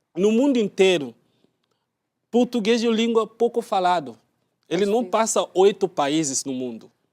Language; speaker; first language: Portuguese; non-native, learner; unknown